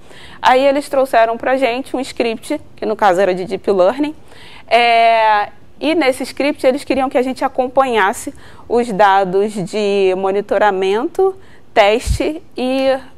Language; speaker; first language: Portuguese; native; Portuguese